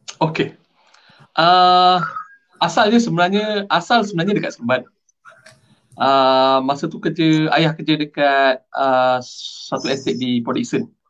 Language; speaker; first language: Malay; non-native, local second language; Tamil